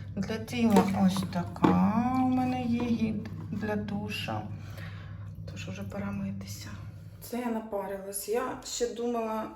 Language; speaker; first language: Ukrainian; native; Ukrainian